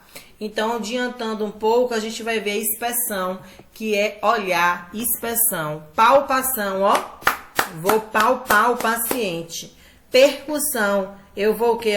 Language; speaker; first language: Portuguese; native; Portuguese